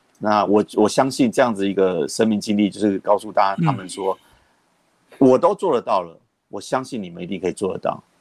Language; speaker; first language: Chinese; native; Chinese